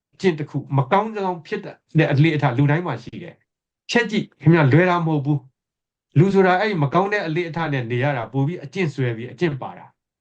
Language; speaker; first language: Burmese; native; Burmese